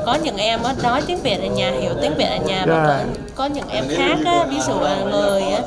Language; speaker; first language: Vietnamese; early bilingual, heritage; Vietnamese